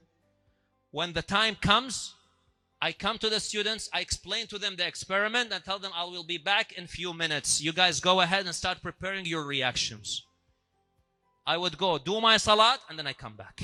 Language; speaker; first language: English; native; English